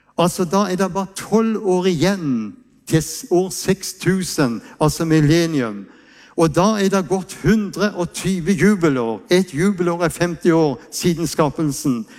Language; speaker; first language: Norwegian; native; Norwegian